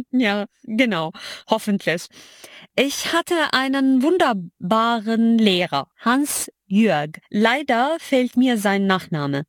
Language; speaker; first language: German; non-native, fluent; Arabic